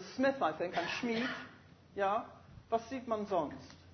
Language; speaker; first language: German; non-native, fluent; English